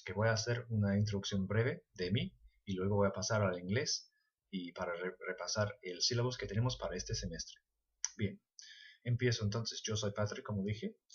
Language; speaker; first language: Spanish; non-native, fluent; English